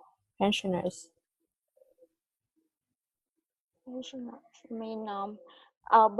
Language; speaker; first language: English; non-native, learner; Vietnamese